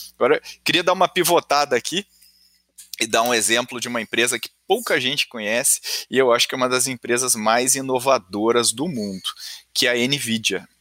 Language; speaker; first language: Portuguese; native; Portuguese